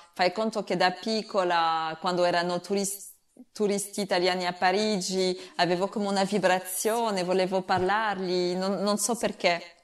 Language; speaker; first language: Italian; non-native, fluent; French